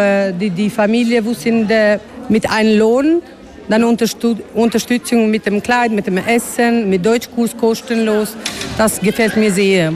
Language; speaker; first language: German; non-native, learner; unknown